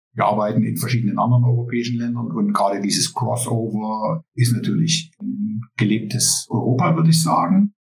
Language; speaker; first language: German; native; German